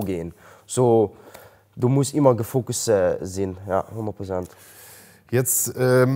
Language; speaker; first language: German; non-native, learner; Dutch